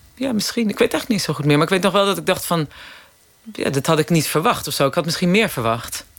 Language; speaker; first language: Dutch; native; Dutch